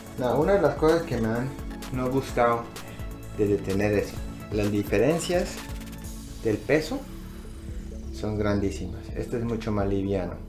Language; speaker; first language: Spanish; early bilingual, heritage; English